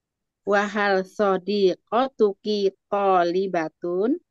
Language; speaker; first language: Arabic; non-native, learner; Indonesian